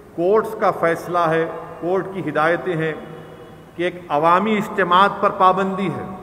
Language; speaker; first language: Hindi; non-native, local second language; Urdu